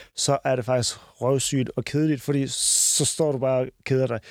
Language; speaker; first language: Danish; early bilingual, other home language; Turkish